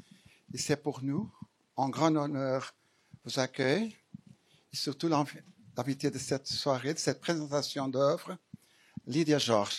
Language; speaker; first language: French; non-native, fluent; Portuguese